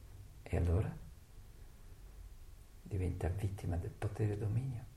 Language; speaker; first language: Italian; native; Italian